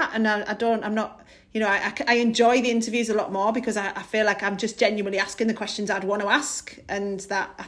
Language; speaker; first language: English; native; English